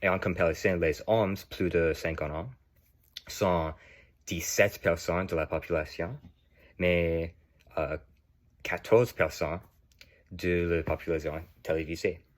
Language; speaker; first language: French; non-native, learner; English